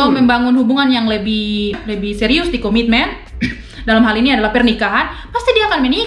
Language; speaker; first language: Indonesian; non-native, local second language; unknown